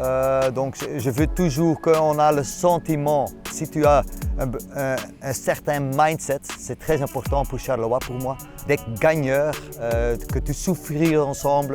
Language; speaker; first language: French; non-native, local second language; Dutch